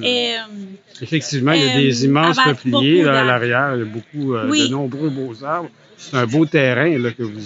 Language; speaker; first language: French; native; French